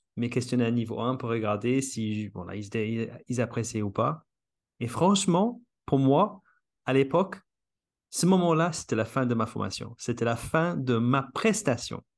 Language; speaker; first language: French; non-native, fluent; English